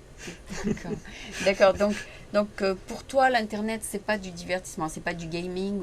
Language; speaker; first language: French; native; French